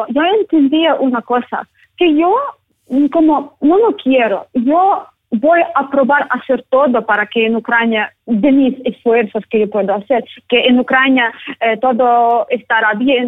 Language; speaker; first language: Spanish; non-native, learner; Ukrainian